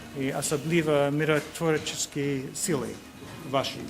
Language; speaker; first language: Ukrainian; non-native, learner; English